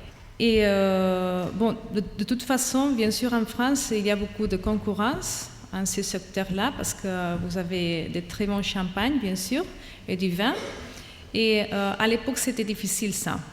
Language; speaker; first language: French; non-native, fluent; Catalan